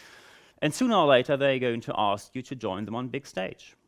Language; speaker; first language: English; non-native, fluent; German